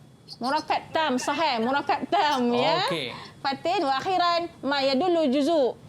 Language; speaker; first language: Arabic; non-native, fluent; Malay